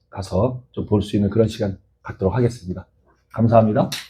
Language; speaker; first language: Korean; native; Korean